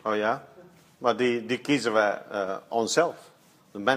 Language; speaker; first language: Dutch; non-native, fluent; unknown